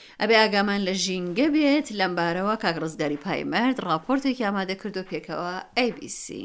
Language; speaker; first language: Central Kurdish; native; Central Kurdish